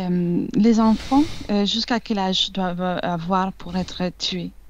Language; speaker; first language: French; non-native, fluent; Italian